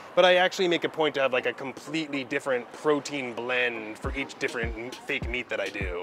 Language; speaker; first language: English; native; English